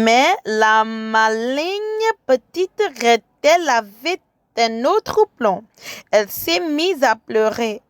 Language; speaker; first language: French; non-native, fluent; English